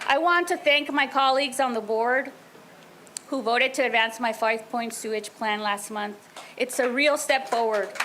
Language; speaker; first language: English; non-native, fluent; Spanish